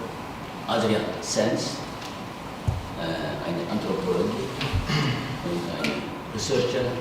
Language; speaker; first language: German; non-native, fluent; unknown